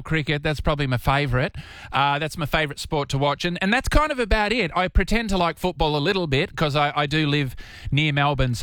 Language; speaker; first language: English; native; English